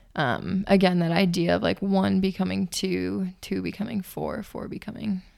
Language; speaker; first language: English; native; English